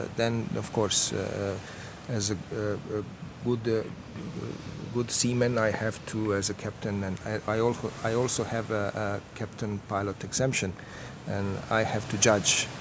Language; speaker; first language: English; non-native, fluent; Croatian